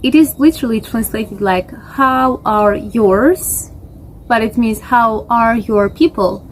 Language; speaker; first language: English; non-native, fluent; Georgian